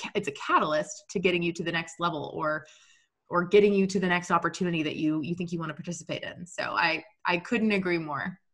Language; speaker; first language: English; native; English